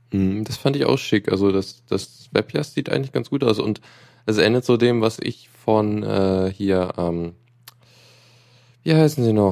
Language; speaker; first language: German; native; German